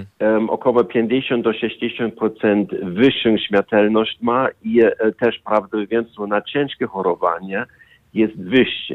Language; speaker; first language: Polish; non-native, learner; German